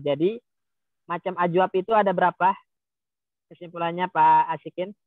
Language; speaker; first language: Indonesian; native; Indonesian